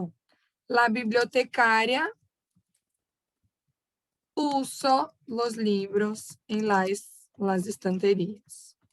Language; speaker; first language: Spanish; non-native, fluent; Portuguese